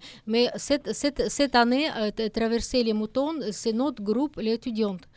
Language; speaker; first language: French; non-native, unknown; Russian